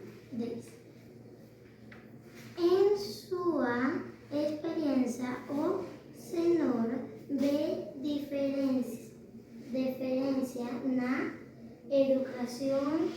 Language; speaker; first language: Portuguese; non-native, learner; Spanish